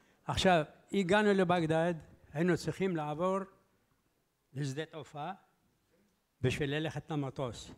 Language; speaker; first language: Hebrew; early bilingual, other home language; Arabic